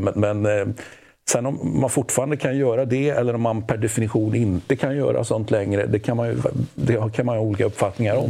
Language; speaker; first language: Swedish; native; Swedish